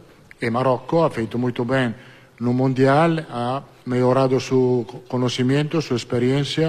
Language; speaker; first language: Portuguese; non-native, fluent; Italian